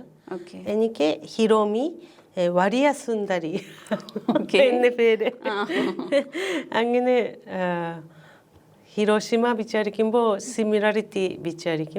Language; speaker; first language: Malayalam; non-native, learner; Japanese